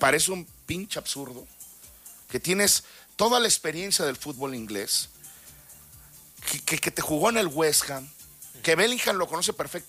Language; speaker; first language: Spanish; native; Spanish